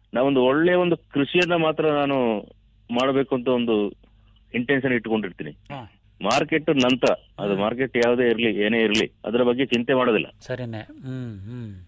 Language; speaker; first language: Kannada; early bilingual, other home language; Malayalam